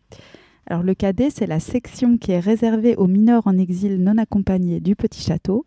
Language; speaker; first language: French; native; French